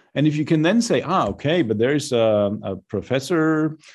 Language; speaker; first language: English; non-native, fluent; German